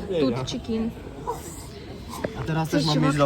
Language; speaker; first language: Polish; non-native, fluent; Ukrainian